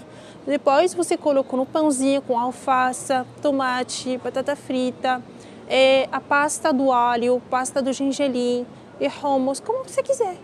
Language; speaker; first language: Portuguese; non-native, learner; Arabic